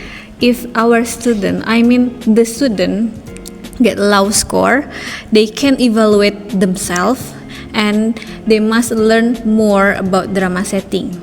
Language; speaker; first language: English; non-native, learner; Indonesian